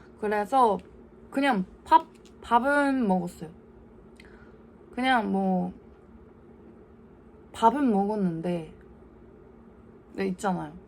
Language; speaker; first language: Korean; non-native, learner; Japanese